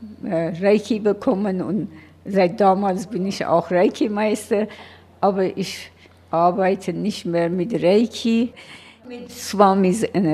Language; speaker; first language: German; non-native, learner; Persian